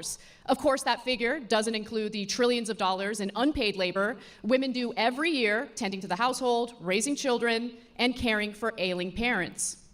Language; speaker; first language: English; native; English